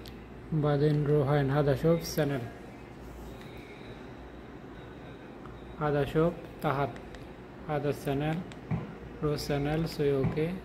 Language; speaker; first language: Arabic; non-native, learner; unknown